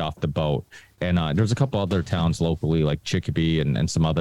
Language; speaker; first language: English; early bilingual, other home language; Portuguese